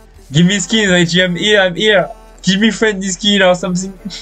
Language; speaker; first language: English; non-native, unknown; French